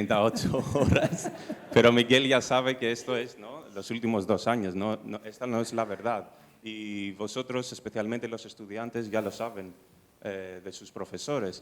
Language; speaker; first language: Spanish; non-native, fluent; Greek